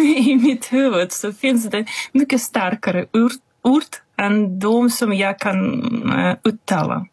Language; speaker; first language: Swedish; non-native, fluent; Russian